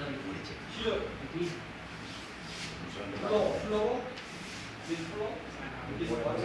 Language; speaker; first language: English; non-native, learner; Korean